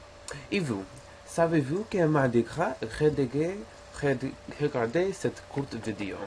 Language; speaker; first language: French; non-native, learner; English